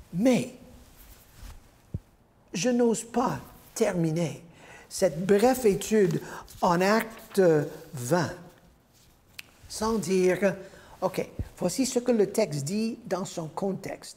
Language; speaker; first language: French; non-native, fluent; English